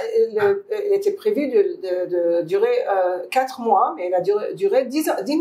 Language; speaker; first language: French; non-native, fluent; Arabic